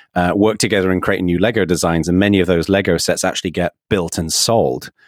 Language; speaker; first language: English; native; English